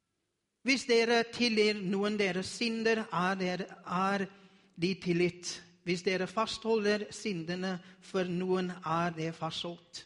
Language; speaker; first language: Norwegian; non-native, learner; Afrikaans